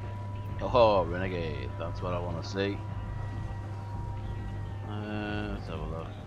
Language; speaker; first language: English; native; English